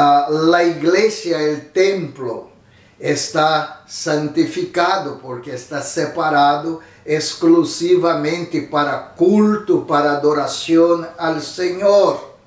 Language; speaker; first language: Spanish; non-native, fluent; Portuguese